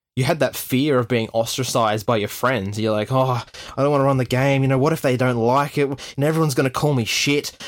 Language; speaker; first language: English; native; English